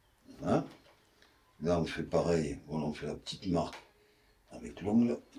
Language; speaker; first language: French; native; French